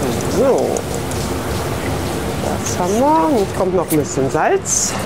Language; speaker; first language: German; native; German